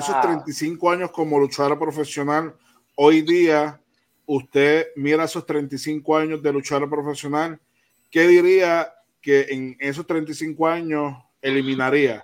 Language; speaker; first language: Spanish; native; Spanish